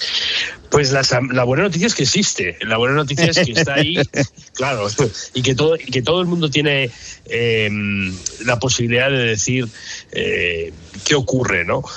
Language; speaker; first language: Spanish; native; Spanish